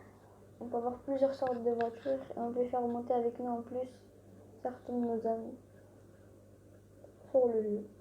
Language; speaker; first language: French; native; French